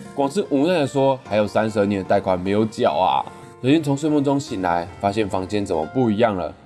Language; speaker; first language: Chinese; native; Chinese